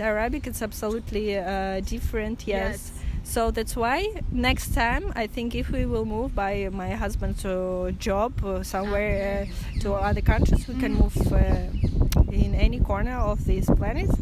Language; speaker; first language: English; non-native, fluent; Russian